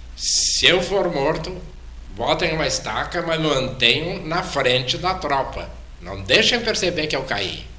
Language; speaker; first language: Portuguese; native; Portuguese